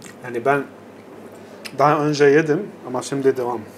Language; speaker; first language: Turkish; non-native, learner; Arabic